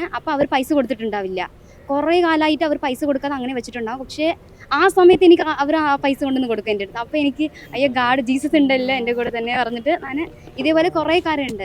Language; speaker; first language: Malayalam; non-native, local second language; Tamil